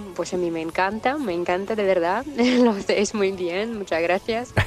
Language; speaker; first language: Spanish; non-native, fluent; Russian